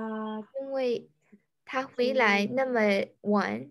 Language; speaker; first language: Chinese; non-native, learner; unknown